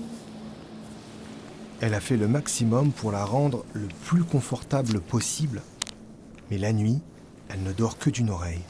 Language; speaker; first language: French; native; French